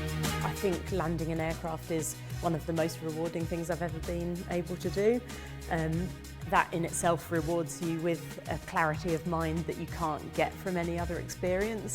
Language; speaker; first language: English; native; English